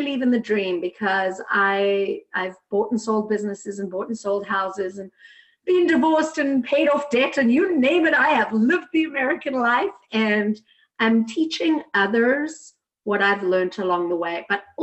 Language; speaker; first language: English; native; English